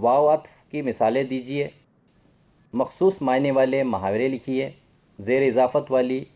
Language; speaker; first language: Urdu; native; Urdu